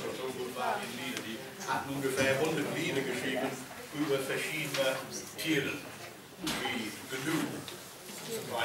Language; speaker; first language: German; non-native, fluent; English